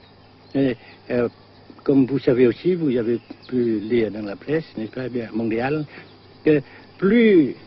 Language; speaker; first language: French; non-native, fluent; Vietnamese